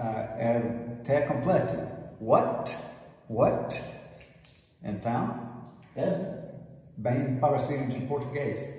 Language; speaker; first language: Portuguese; non-native, fluent; English